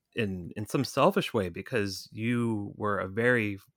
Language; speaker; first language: English; native; English